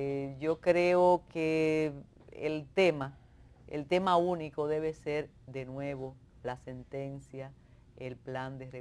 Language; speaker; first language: Spanish; native; Spanish